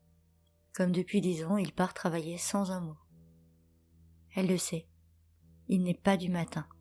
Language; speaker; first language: French; native; French